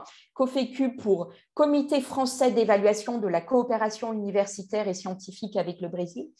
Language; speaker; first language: French; native; French